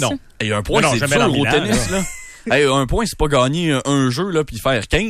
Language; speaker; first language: French; native; French